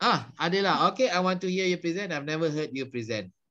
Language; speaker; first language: English; non-native, local second language; Malay